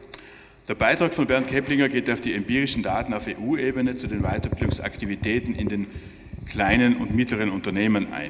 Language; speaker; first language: German; native; German